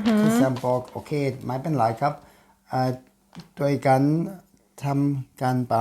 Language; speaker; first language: Thai; non-native, learner; German